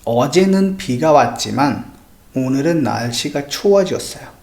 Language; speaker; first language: Korean; non-native, fluent; Hindi